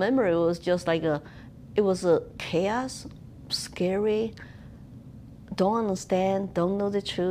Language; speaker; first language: English; non-native, fluent; Chinese